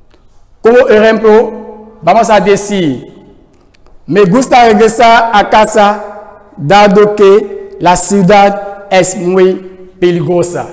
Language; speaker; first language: Spanish; non-native, fluent; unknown